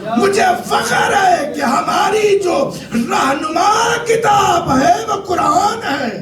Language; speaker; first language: Urdu; native; Urdu